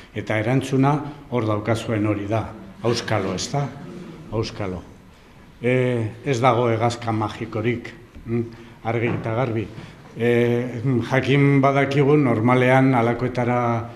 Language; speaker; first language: Basque; non-native, local second language; Spanish